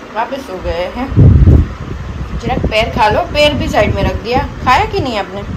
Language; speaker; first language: Hindi; non-native, local second language; Gujarati